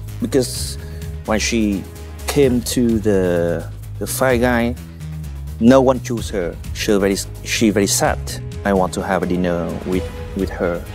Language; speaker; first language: English; non-native, learner; Vietnamese